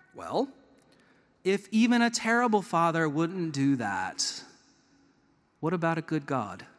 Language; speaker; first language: English; native; English